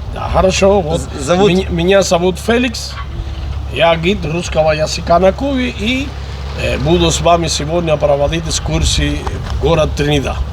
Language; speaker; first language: Russian; non-native, fluent; Spanish